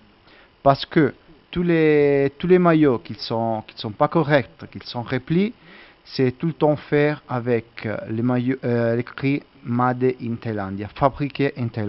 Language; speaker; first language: French; non-native, learner; Italian